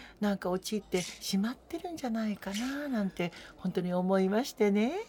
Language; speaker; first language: Japanese; native; Japanese